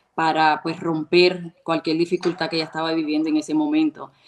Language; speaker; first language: Spanish; native; Spanish